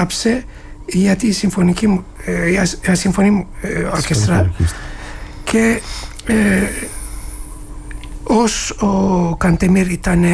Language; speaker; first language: Greek; non-native, learner; Turkish